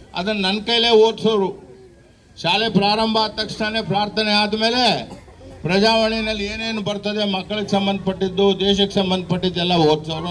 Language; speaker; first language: Kannada; non-native, local second language; Marathi